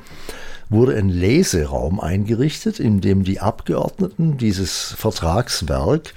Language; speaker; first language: German; native; German